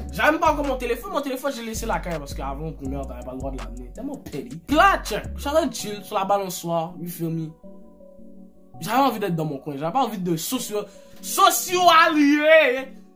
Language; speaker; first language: French; early bilingual, heritage; French